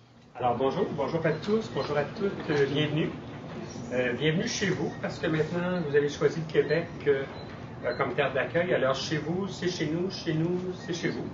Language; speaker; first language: French; native; French